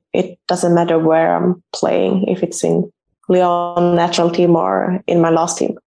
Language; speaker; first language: English; non-native, fluent; Swedish